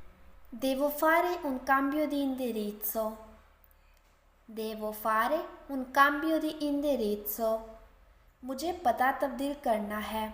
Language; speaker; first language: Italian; non-native, fluent; Urdu